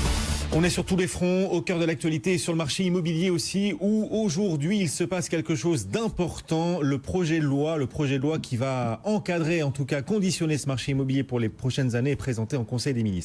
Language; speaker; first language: French; native; French